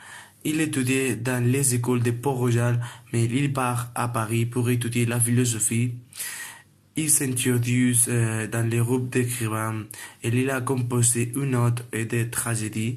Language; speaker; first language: French; non-native, learner; Spanish